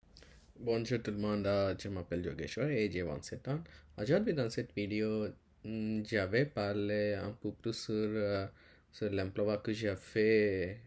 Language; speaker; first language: French; non-native, learner; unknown